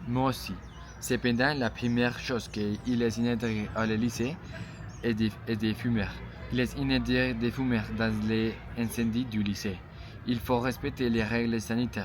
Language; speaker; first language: French; non-native, learner; Spanish